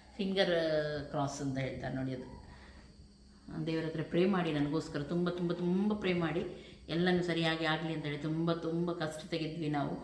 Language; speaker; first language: Kannada; non-native, local second language; Konkani